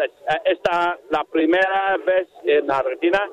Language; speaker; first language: Spanish; non-native, learner; English